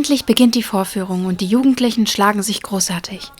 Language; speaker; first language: German; native; German